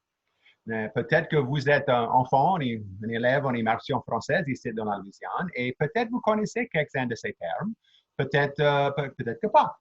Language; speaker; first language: French; native; French